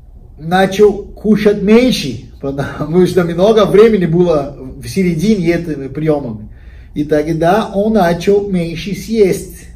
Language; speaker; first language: Russian; non-native, learner; Portuguese